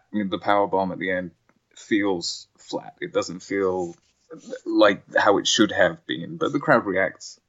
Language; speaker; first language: English; native; English